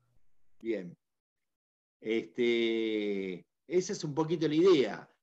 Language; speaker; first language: Spanish; native; Spanish